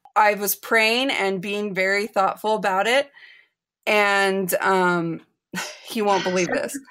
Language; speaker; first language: English; native; English